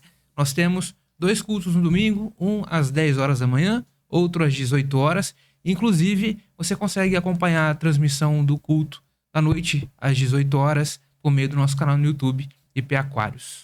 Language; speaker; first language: Portuguese; native; Portuguese